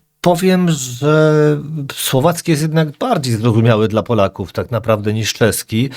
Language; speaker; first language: Polish; native; Polish